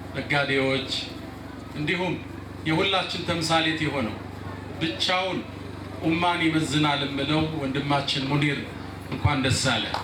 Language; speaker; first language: Amharic; non-native, local second language; Sebat Bet Gurage